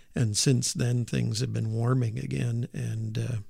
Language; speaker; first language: English; native; English